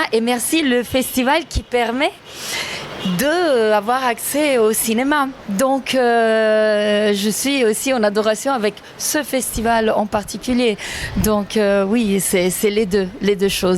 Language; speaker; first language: French; non-native, fluent; Italian